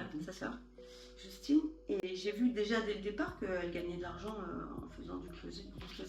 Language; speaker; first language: French; native; French